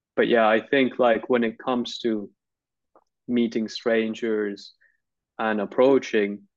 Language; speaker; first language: English; non-native, fluent; Turkish